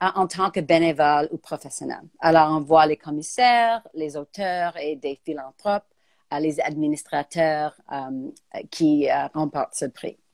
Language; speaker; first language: French; native; French